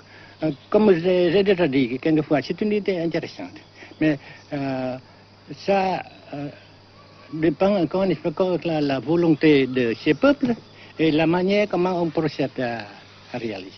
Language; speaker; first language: French; non-native, fluent; Vietnamese